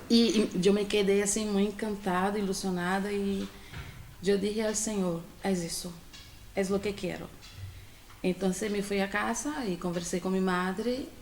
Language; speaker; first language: Spanish; non-native, fluent; Portuguese